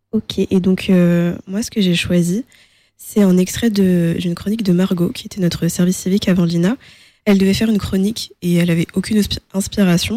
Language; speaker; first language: French; native; French